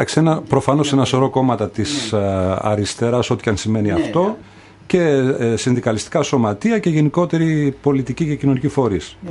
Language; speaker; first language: Greek; native; Greek